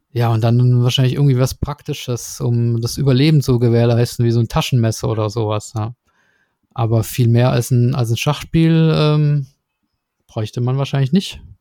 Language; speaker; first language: German; native; German